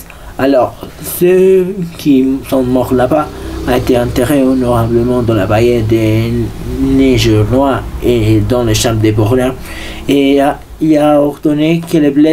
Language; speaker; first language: French; non-native, learner; Spanish